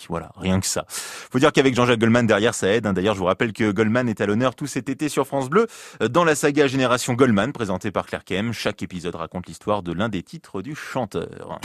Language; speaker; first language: French; native; French